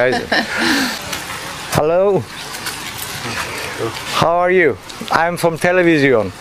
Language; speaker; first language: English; non-native, learner; Greek